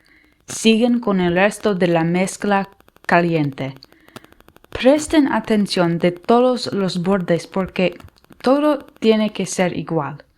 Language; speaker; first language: Spanish; non-native, learner; English